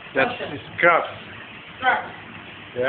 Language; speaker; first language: English; non-native, learner; Turkish